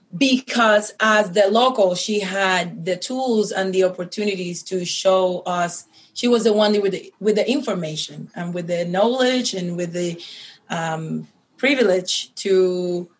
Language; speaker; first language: English; non-native, fluent; Spanish